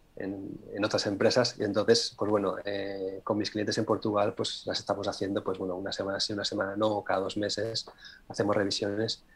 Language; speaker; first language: Spanish; native; Spanish